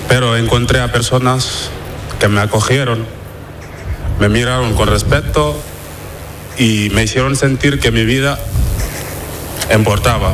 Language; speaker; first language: Spanish; non-native, fluent; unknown